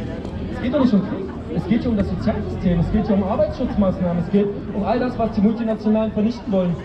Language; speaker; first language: German; native; German